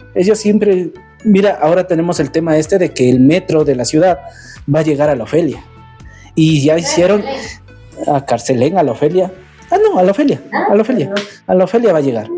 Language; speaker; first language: Spanish; native; Spanish